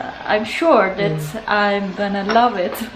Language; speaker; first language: English; non-native, learner; Persian